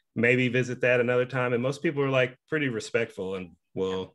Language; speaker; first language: English; native; English